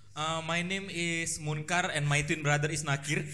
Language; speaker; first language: English; non-native, learner; Indonesian